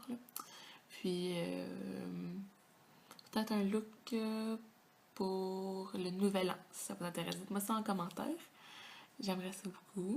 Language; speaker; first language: French; native; French